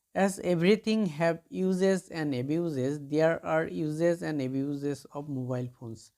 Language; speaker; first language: English; non-native, local second language; Assamese